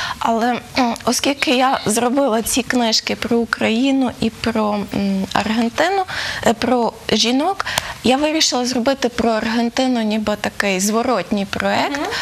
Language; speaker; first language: Ukrainian; native; Ukrainian